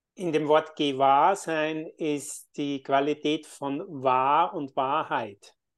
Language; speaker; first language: German; native; German